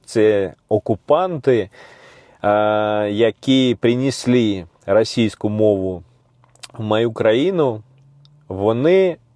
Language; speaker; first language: Ukrainian; non-native, learner; Russian